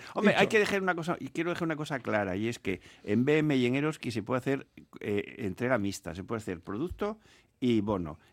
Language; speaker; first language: Spanish; native; Spanish